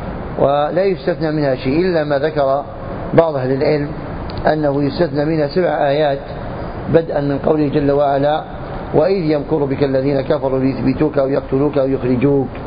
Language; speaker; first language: Arabic; native; Arabic